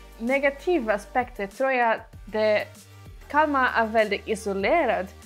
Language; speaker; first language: Swedish; non-native, learner; Portuguese